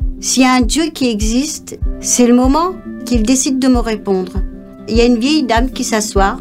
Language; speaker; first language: French; non-native, local second language; Morisyen